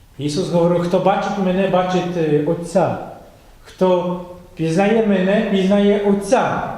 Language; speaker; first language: Ukrainian; non-native, fluent; Polish